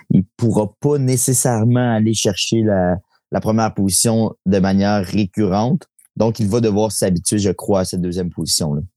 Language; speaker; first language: French; native; French